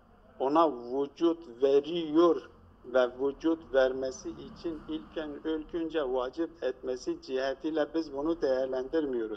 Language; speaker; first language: Turkish; native; Turkish